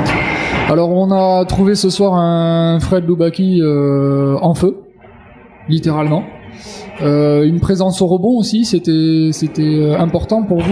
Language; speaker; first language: French; native; French